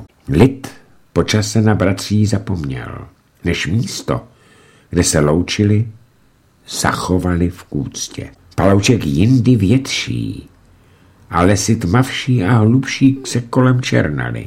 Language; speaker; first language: Czech; native; Czech